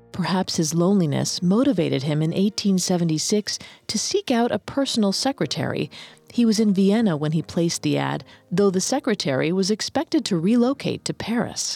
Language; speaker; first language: English; native; English